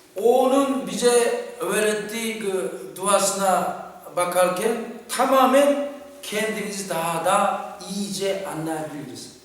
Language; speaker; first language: Turkish; non-native, fluent; Korean